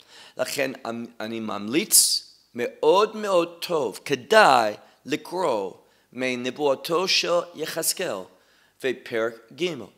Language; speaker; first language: Hebrew; non-native, fluent; English